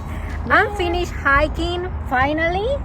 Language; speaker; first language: English; non-native, learner; Spanish